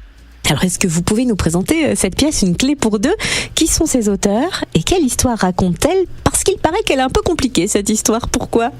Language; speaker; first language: French; native; French